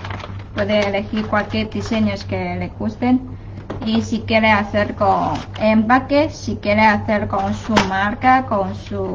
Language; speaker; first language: Spanish; non-native, fluent; Chinese